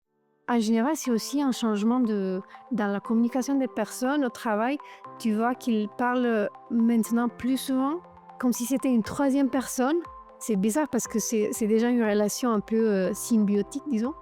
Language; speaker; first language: French; non-native, fluent; Romanian